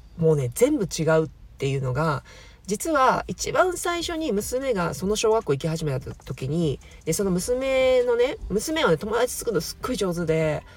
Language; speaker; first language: Japanese; native; Japanese